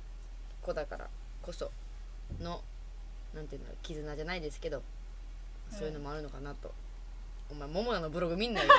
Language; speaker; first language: Japanese; native; Japanese